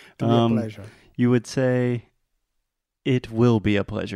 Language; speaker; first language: English; non-native, fluent; Portuguese